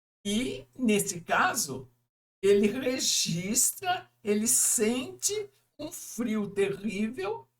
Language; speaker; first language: Portuguese; native; Portuguese